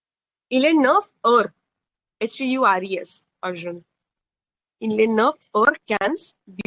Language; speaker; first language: French; non-native, fluent; Hindi